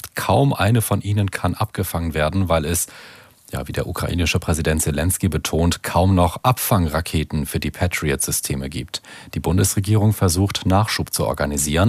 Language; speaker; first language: German; native; German